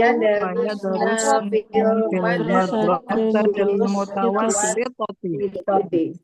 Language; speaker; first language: Arabic; non-native, learner; Indonesian